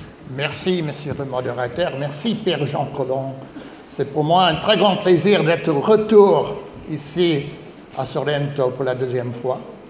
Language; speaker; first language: French; non-native, fluent; English